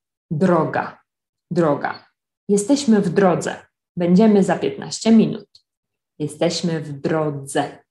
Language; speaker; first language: Polish; native; Polish